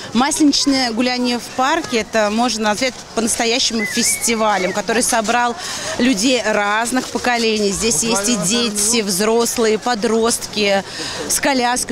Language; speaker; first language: Russian; native; Russian